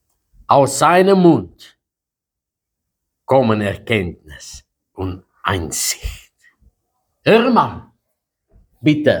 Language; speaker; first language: German; non-native, fluent; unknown